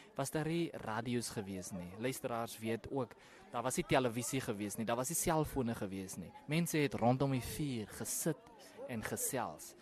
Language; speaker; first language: Afrikaans; non-native, local second language; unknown